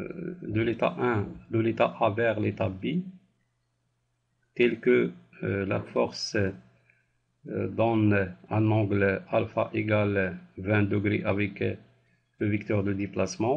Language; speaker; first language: French; non-native, local second language; Arabic